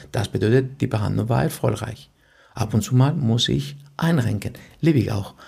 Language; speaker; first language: German; non-native, fluent; Spanish